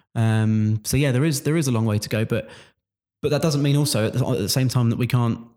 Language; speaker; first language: English; native; English